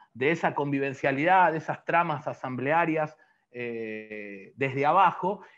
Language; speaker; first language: Spanish; native; Spanish